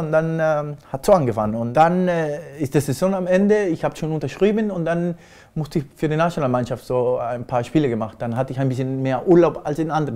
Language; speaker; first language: German; non-native, fluent; Spanish